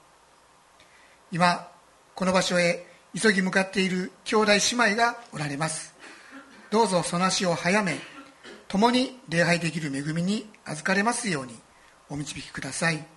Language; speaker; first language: Japanese; native; Japanese